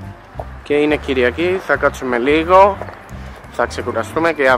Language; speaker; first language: Greek; non-native, learner; Spanish